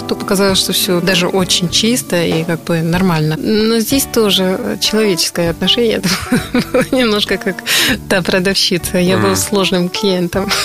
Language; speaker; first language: Russian; non-native, fluent; German